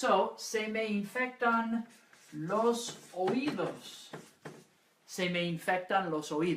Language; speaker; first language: Spanish; non-native, fluent; English